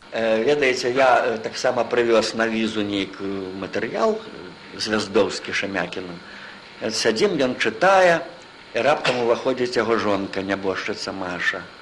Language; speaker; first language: Belarusian; native; Belarusian